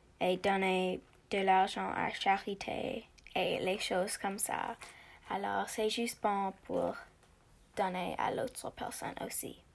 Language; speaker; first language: French; non-native, learner; English